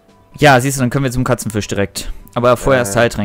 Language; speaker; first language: German; native; German